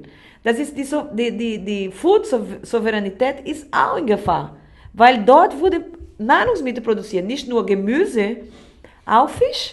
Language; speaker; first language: German; non-native, learner; Portuguese